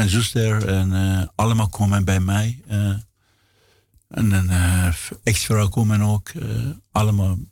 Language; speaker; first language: Dutch; non-native, learner; Persian